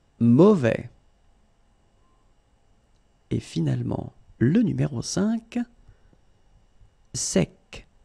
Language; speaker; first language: French; native; French